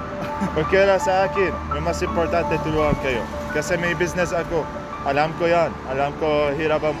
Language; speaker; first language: Filipino; non-native, fluent; Arabic